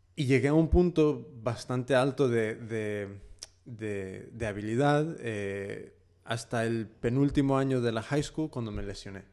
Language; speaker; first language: Spanish; early bilingual, heritage; Spanish